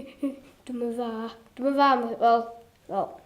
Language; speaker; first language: Welsh; native; Welsh